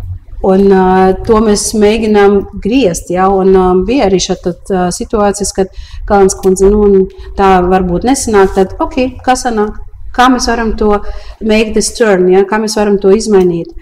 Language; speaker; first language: Latvian; early bilingual, heritage; Latvian